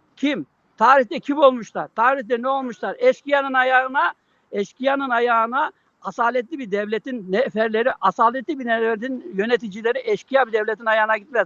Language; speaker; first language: Turkish; native; Turkish